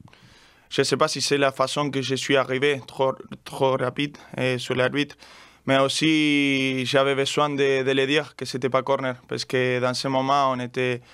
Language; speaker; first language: French; non-native, learner; Spanish